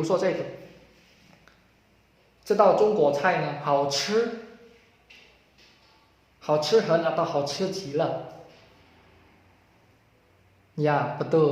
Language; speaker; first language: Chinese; non-native, fluent; Indonesian